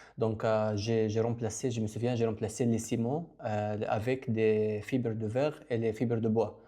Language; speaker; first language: French; non-native, local second language; Arabic